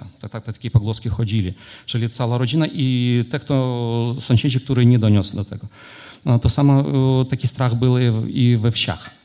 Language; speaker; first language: Polish; non-native, fluent; Ukrainian